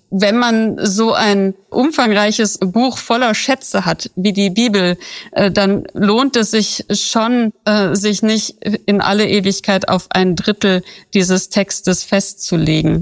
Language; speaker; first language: German; native; German